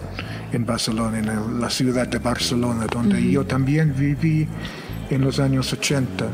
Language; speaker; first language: Spanish; non-native, fluent; English